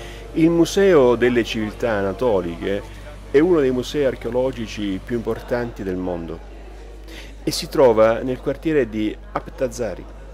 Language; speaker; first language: Italian; native; Italian